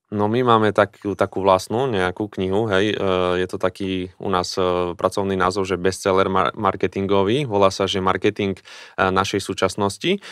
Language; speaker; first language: Slovak; native; Slovak